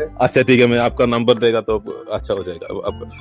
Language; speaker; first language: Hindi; non-native, local second language; Malayalam